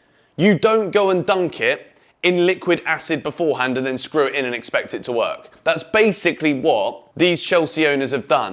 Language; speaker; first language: English; native; English